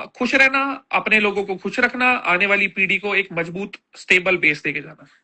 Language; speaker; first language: Hindi; native; Hindi